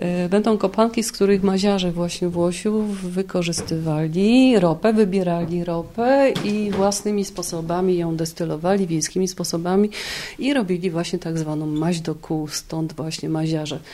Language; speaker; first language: Polish; native; Polish